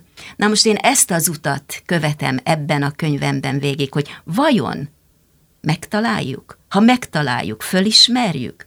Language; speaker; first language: Hungarian; native; Hungarian